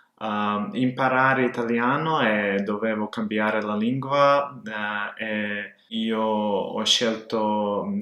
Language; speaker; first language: Italian; non-native, fluent; Serbian